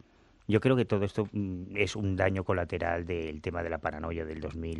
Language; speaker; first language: Spanish; native; Spanish